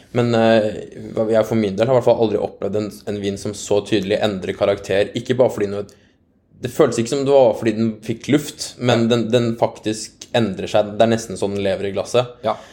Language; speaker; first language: Norwegian; native; Norwegian